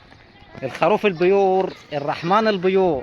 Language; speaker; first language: Arabic; native; Arabic